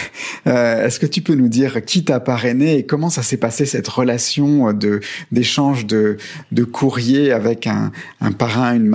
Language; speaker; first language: French; native; French